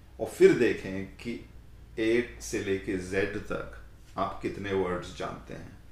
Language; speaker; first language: Hindi; native; Hindi